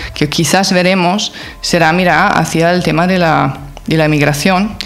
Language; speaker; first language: Spanish; non-native, fluent; German